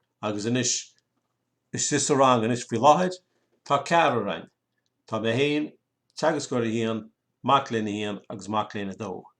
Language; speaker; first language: Irish; native; Irish